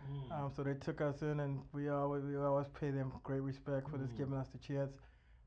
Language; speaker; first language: English; native; English